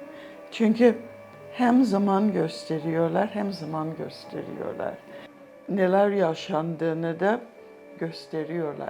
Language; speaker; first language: Turkish; non-native, fluent; English